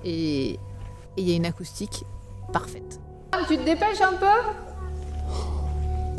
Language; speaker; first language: French; native; French